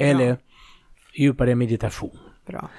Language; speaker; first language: Swedish; non-native, fluent; Russian